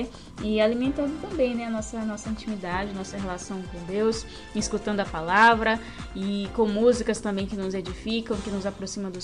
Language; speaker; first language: Portuguese; native; Portuguese